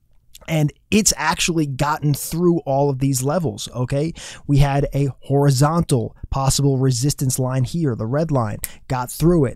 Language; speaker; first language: English; native; English